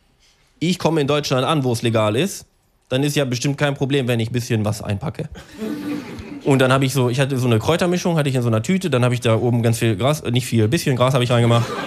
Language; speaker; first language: German; native; German